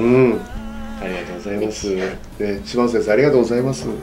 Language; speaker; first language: Japanese; native; Japanese